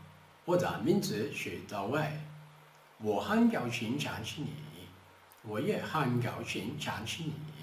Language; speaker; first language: Chinese; non-native, fluent; Portuguese